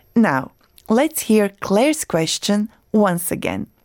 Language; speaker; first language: English; non-native, fluent; Croatian